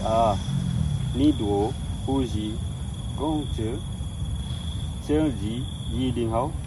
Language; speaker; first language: Chinese; non-native, learner; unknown